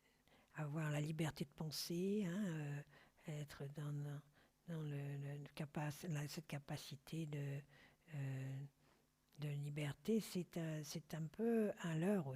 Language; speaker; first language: French; native; French